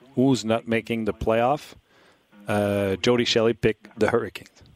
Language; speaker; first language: English; non-native, fluent; French